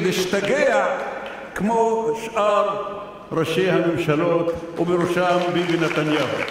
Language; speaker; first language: Hebrew; non-native, local second language; Arabic